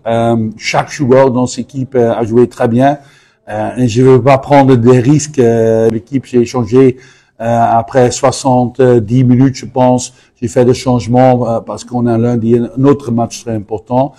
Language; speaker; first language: French; non-native, fluent; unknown